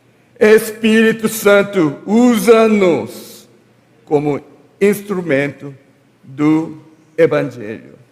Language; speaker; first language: Portuguese; non-native, learner; Korean